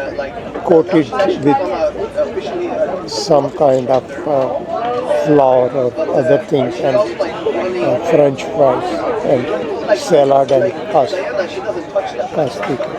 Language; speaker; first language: English; non-native, fluent; Urdu